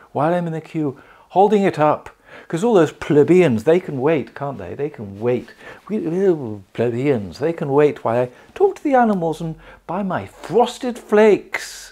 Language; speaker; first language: English; native; English